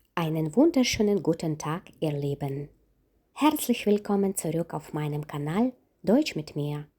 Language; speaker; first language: German; non-native, fluent; Ukrainian